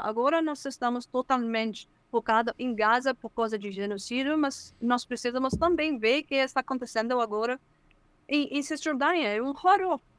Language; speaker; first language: Portuguese; non-native, fluent; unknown